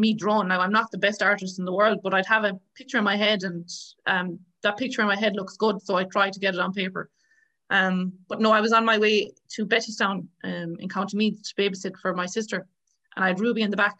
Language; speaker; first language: English; native; English